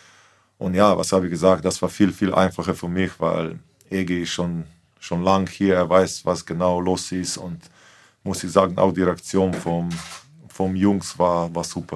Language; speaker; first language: German; non-native, fluent; Slovenian